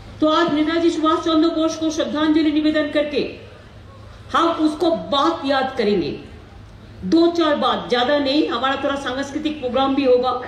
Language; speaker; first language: Hindi; non-native, local second language; Bangla